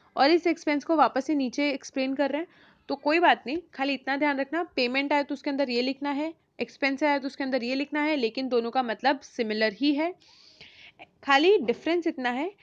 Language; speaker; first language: Hindi; native; Hindi